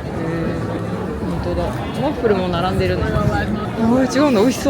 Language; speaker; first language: Japanese; native; Japanese